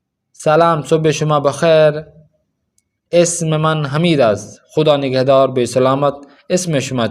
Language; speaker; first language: Persian; non-native, fluent; Urdu